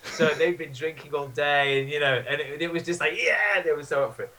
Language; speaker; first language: English; native; English